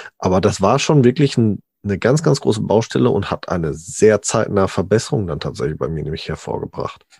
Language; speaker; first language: German; early bilingual, other home language; Italian